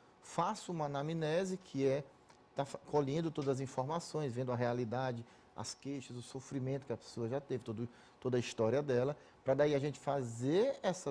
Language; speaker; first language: Portuguese; native; Portuguese